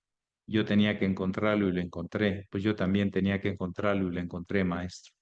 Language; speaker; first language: Spanish; native; Spanish